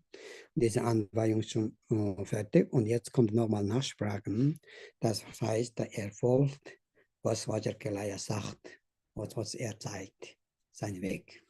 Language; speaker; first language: German; non-native, learner; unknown